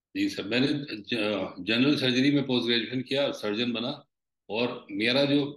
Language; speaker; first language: Hindi; native; Hindi